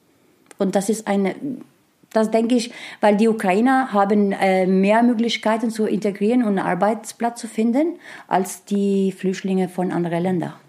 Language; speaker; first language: German; non-native, learner; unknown